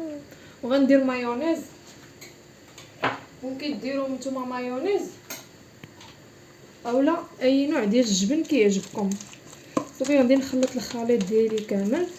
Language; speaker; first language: Arabic; native; Arabic